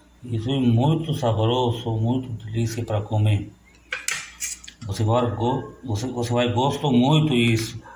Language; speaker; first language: Portuguese; non-native, learner; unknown